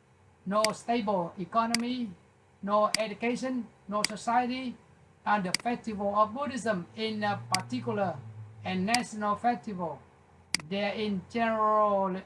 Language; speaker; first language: English; non-native, local second language; Vietnamese